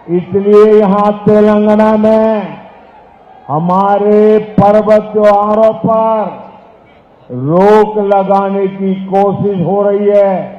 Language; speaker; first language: Hindi; non-native, local second language; Gujarati